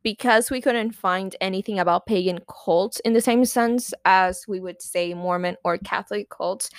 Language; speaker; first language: English; non-native, fluent; Spanish